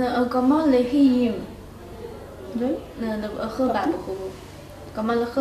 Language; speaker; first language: French; non-native, learner; Chinese